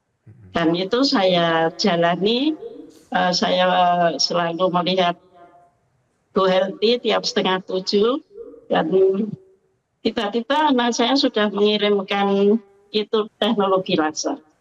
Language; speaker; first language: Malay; non-native, local second language; Javanese